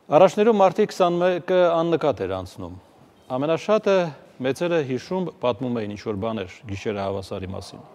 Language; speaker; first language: Armenian; native; Armenian